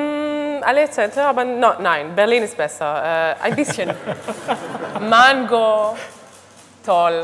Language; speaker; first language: German; non-native, learner; Hebrew